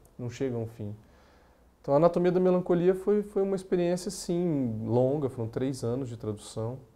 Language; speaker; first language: Portuguese; native; Portuguese